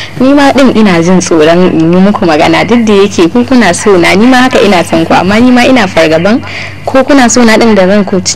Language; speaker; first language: Hausa; non-native, local second language; Tamasheq